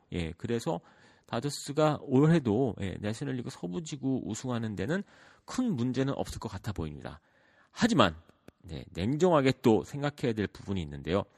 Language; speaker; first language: Korean; early bilingual, heritage; Korean